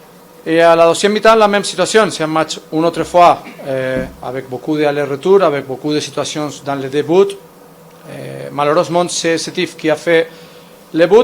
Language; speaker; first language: French; non-native, fluent; Spanish